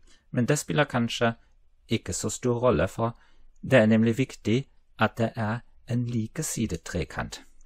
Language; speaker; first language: Norwegian; non-native, fluent; German